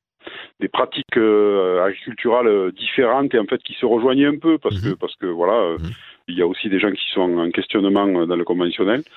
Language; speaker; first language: French; native; French